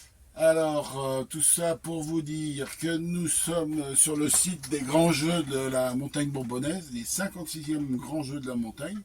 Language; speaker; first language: French; native; French